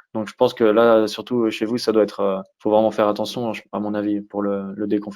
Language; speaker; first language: French; native; French